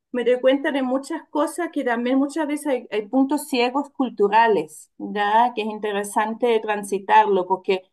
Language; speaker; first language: Spanish; non-native, fluent; German